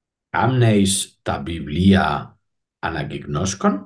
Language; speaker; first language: Greek; non-native, learner; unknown